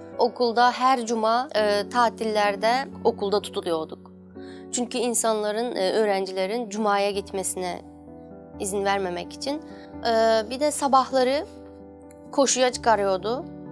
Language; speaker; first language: Turkish; non-native, fluent; Uyghur